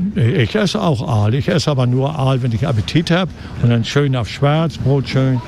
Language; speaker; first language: German; native; German